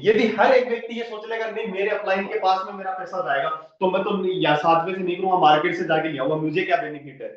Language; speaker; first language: Hindi; native; Hindi